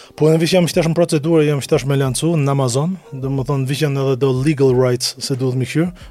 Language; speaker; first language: Albanian; early bilingual, heritage; Albanian